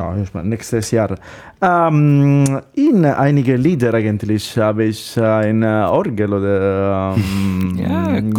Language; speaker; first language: German; non-native, learner; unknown